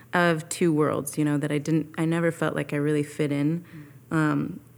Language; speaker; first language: English; native; English